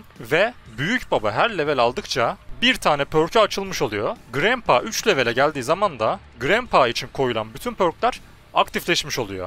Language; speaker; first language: Turkish; native; Turkish